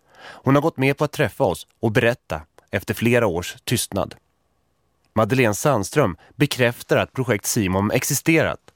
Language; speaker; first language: Swedish; native; Swedish